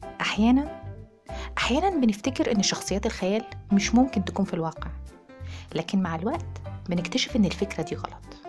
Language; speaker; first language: Arabic; native; Arabic